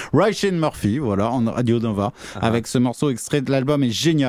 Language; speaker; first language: French; native; French